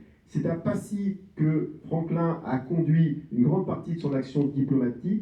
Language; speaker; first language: French; native; French